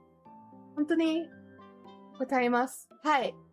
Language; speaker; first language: Japanese; non-native, learner; English